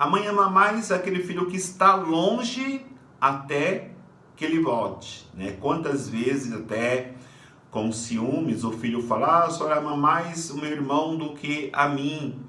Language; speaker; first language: Portuguese; native; Portuguese